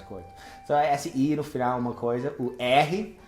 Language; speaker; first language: Portuguese; non-native, fluent; English